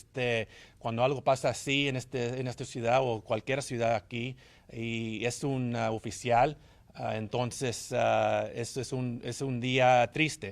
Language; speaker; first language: Spanish; early bilingual, heritage; English